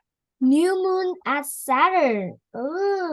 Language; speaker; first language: English; non-native, learner; Vietnamese